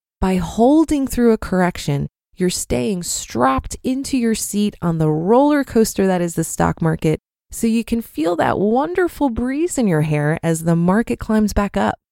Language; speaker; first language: English; native; English